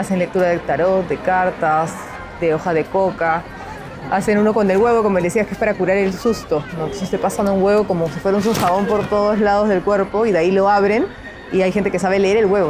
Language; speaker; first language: Spanish; native; Spanish